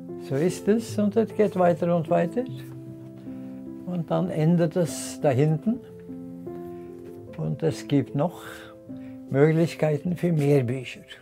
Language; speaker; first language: German; non-native, fluent; Norwegian